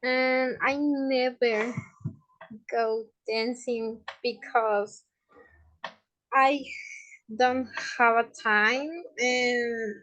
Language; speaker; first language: English; non-native, learner; Spanish